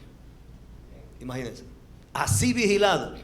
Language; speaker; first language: Spanish; native; Spanish